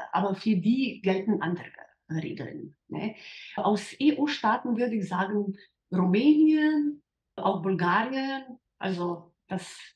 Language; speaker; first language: German; non-native, fluent; Slovenian